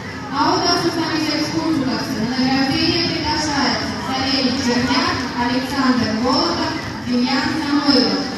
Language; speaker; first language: Russian; native; Russian